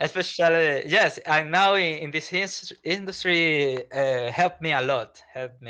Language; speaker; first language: English; non-native, learner; Spanish